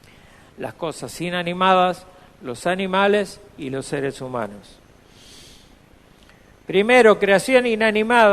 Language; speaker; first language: Spanish; native; Spanish